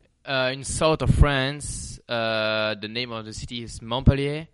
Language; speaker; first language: English; non-native, learner; French